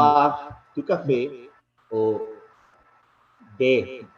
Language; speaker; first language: French; non-native, learner; Spanish